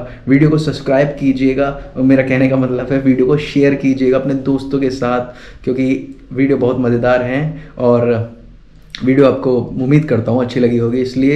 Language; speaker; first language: Hindi; native; Hindi